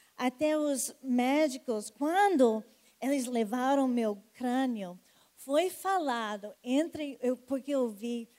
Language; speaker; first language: Portuguese; non-native, fluent; English